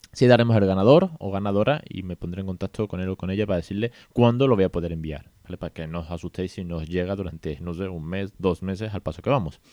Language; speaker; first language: Spanish; native; Spanish